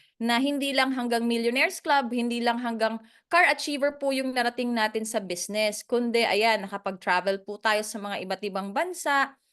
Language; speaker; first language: Filipino; non-native, local second language; Cebuano